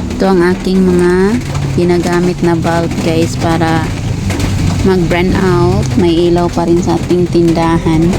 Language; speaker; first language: Filipino; non-native, local second language; Cebuano